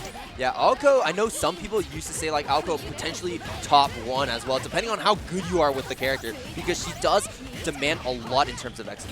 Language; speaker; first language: English; native; English